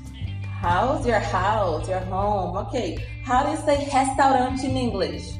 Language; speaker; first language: English; non-native, fluent; Portuguese